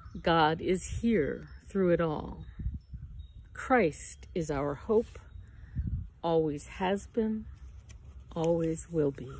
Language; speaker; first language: English; native; English